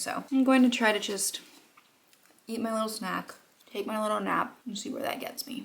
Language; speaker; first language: English; native; English